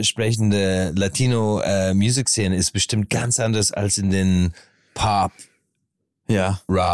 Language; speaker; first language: German; non-native, fluent; English